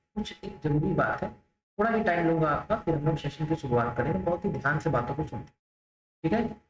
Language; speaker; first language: Hindi; native; Hindi